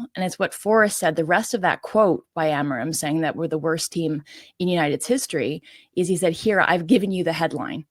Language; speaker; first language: English; native; English